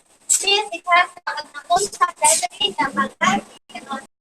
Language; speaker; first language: Russian; non-native, learner; Chinese